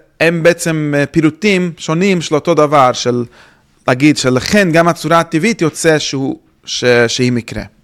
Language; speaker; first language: Hebrew; non-native, fluent; English